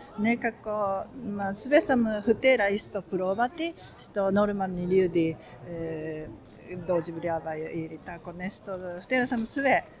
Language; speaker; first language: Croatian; non-native, learner; Japanese